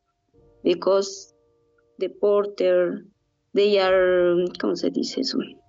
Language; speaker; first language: English; non-native, learner; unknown